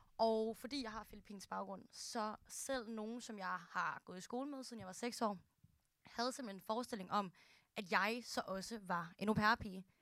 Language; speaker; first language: Danish; early bilingual, other home language; Filipino